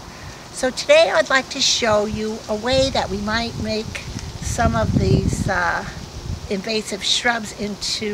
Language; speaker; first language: English; native; English